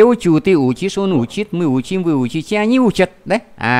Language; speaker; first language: Russian; non-native, fluent; Vietnamese